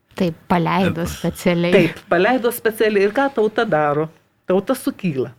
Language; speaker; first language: Lithuanian; native; Lithuanian